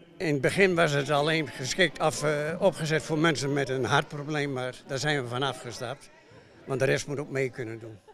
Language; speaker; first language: Dutch; native; Dutch